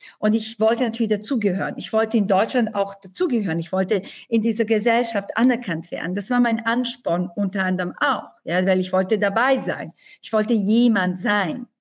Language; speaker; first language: German; non-native, fluent; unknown